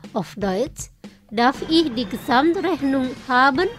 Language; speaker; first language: German; non-native, fluent; Indonesian